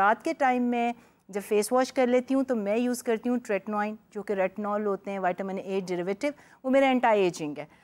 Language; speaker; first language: Urdu; non-native, local second language; Punjabi